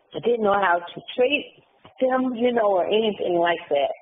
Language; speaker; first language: English; native; English